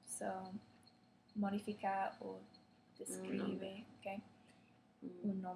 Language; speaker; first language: Spanish; non-native, learner; English